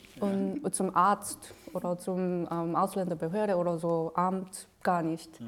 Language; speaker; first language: German; non-native, learner; Korean